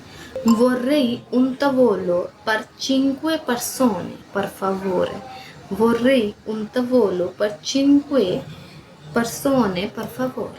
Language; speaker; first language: Italian; non-native, learner; Bhojpuri